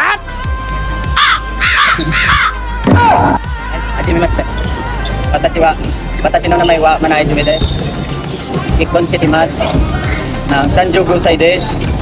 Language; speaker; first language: Japanese; non-native, learner; Filipino